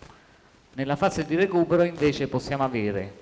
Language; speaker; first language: Italian; native; Italian